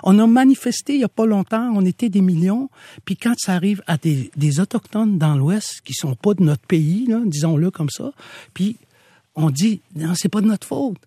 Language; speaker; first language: French; non-native, local second language; Innu-aimun